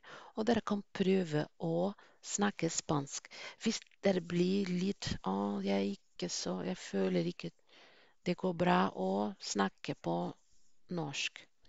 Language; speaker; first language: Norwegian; non-native, fluent; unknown